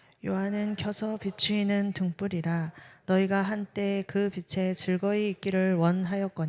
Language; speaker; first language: Korean; native; Korean